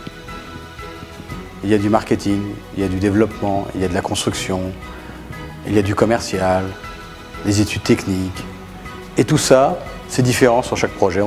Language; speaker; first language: French; early bilingual, other home language; Arabic